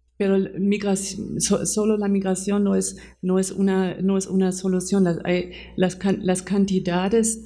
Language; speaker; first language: Spanish; non-native, fluent; German